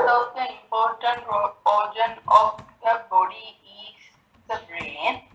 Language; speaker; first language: English; non-native, learner; Sinhala